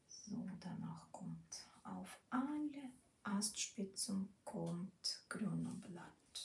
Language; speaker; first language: German; non-native, fluent; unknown